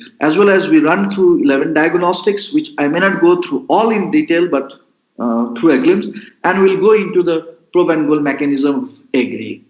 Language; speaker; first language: English; non-native, local second language; Nepali